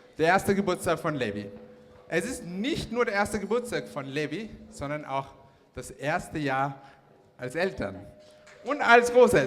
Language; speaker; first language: German; early bilingual, other home language; Malayalam